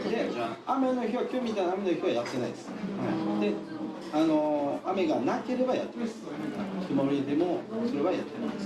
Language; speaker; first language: Japanese; native; Japanese